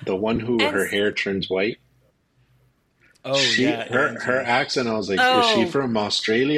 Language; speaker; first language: English; native; English